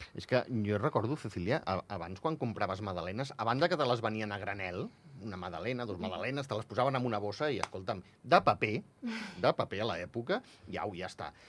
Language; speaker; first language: Catalan; native; Catalan